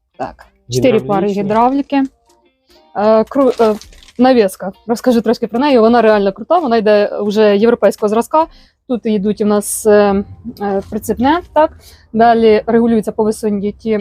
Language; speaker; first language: Ukrainian; native; Ukrainian